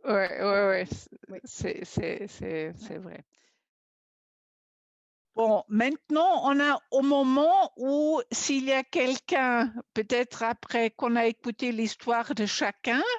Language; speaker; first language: French; non-native, fluent; German